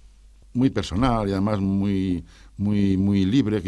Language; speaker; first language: Spanish; native; Spanish